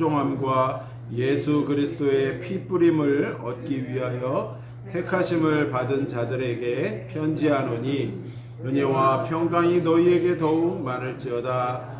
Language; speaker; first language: Korean; native; Korean